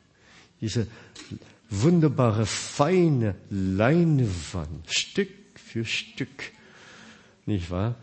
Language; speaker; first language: German; non-native, fluent; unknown